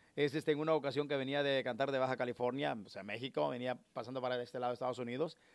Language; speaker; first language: Spanish; native; Spanish